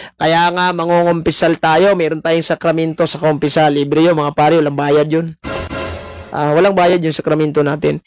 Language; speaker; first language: Filipino; non-native, local second language; Cebuano